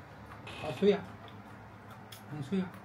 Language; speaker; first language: Chinese; native; Chinese